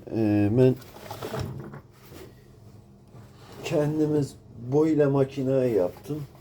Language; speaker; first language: Turkish; non-native, learner; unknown